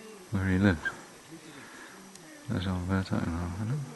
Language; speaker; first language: English; native; English